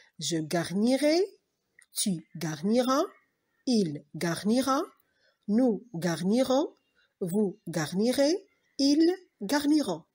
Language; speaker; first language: French; non-native, local second language; Arabic